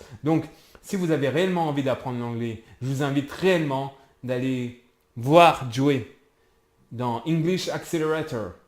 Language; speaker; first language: French; native; French